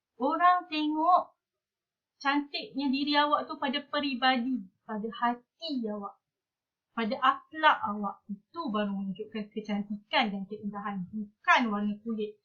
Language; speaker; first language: Malay; native; Malay